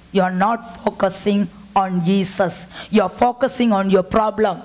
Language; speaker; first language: English; non-native, local second language; Tamil